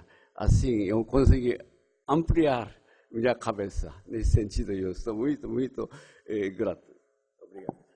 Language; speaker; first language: Portuguese; non-native, learner; Japanese